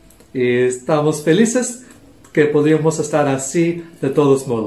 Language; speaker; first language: Spanish; non-native, local second language; English